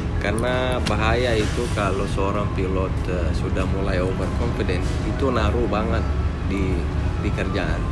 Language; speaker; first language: Indonesian; non-native, fluent; Arabic